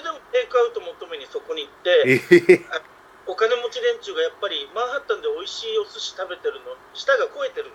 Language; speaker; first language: Japanese; native; Japanese